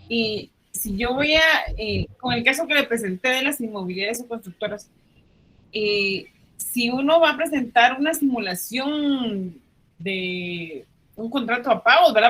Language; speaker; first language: Spanish; native; Spanish